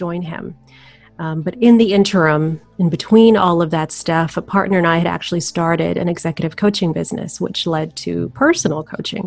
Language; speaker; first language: English; early bilingual, other home language; Filipino